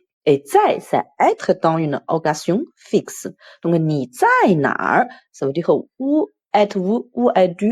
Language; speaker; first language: French; non-native, fluent; Chinese